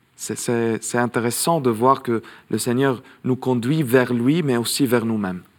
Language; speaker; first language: French; non-native, local second language; Arabic